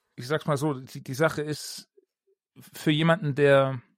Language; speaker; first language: German; native; German